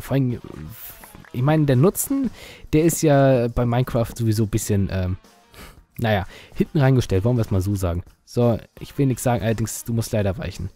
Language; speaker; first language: German; native; German